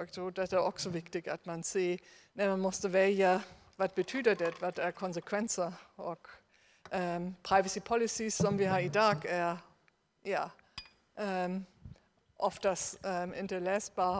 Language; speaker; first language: Swedish; non-native, fluent; German